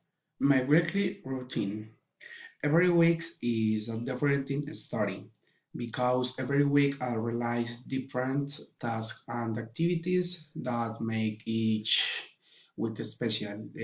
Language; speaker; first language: English; non-native, learner; Spanish